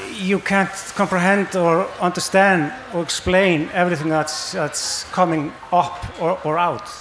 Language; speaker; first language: English; non-native, fluent; Icelandic